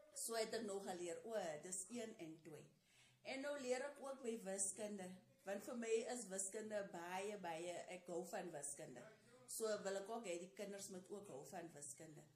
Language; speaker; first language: Afrikaans; non-native, local second language; Xhosa